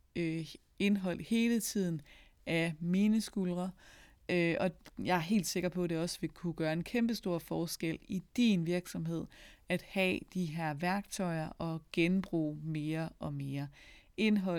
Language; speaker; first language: Danish; native; Danish